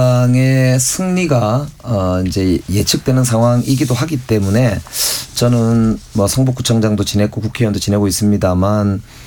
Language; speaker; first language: Korean; native; Korean